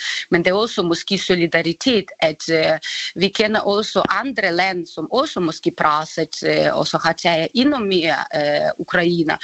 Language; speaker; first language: Danish; non-native, fluent; Ukrainian